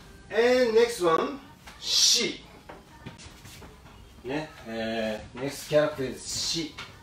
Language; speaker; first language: English; non-native, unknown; Japanese